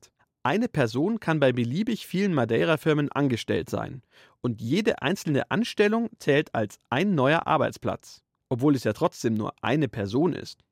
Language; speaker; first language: German; native; German